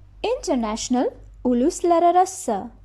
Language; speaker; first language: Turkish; non-native, fluent; Bangla